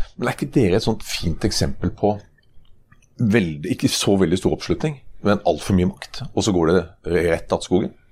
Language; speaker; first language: Norwegian; native; Norwegian